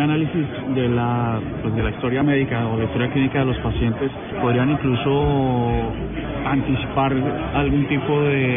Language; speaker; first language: Spanish; native; Spanish